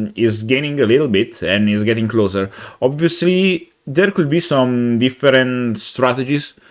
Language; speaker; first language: English; non-native, fluent; Italian